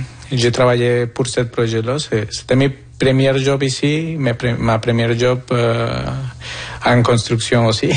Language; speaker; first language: French; non-native, fluent; Spanish